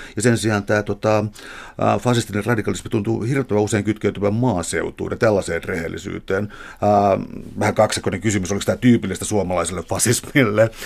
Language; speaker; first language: Finnish; native; Finnish